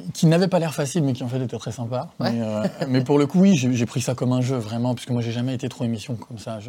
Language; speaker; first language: French; native; French